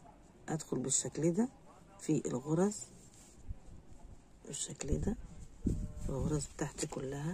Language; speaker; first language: Arabic; native; Arabic